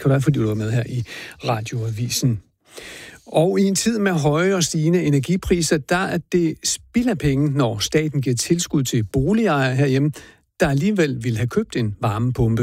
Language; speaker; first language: Danish; native; Danish